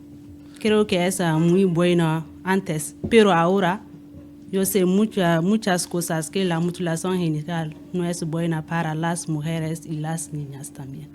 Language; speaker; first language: Spanish; non-native, learner; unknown